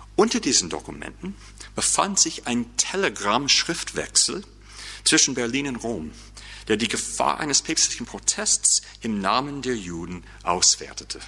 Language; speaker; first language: German; non-native, fluent; English